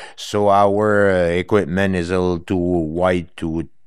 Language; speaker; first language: English; non-native, fluent; French